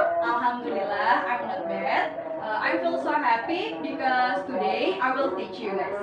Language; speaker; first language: English; non-native, learner; Indonesian